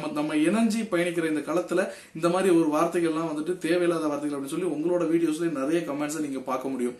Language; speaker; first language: Tamil; non-native, local second language; Telugu